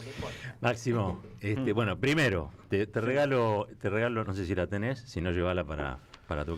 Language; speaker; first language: Spanish; native; Spanish